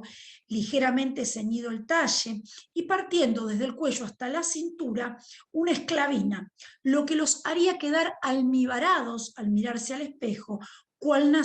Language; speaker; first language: Spanish; native; Spanish